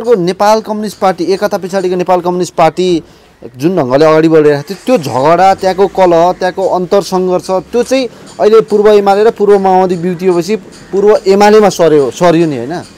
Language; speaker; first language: Nepali; native; Nepali